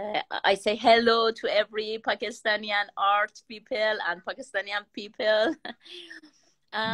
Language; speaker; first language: English; non-native, learner; Persian